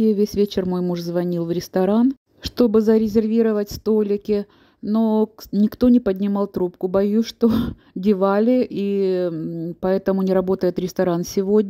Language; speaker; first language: Russian; native; Russian